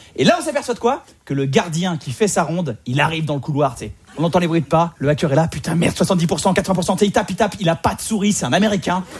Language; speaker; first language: French; native; French